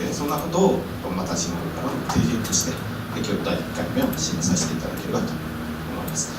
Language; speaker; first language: Japanese; native; Japanese